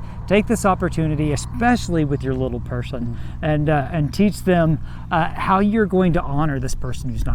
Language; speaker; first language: English; native; English